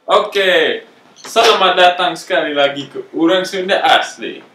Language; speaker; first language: Indonesian; non-native, fluent; English